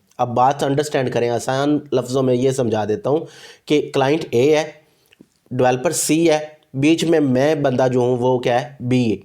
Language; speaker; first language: Urdu; non-native, local second language; Punjabi